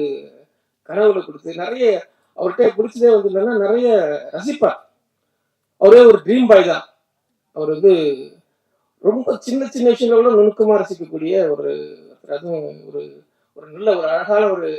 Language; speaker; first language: Tamil; native; Tamil